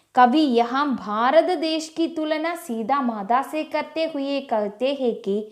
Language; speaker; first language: Hindi; non-native, local second language; Malayalam